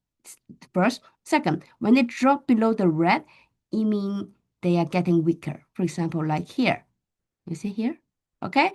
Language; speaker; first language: English; non-native, fluent; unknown